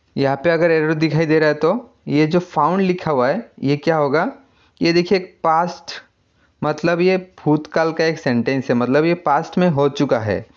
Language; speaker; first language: Hindi; non-native, local second language; Assamese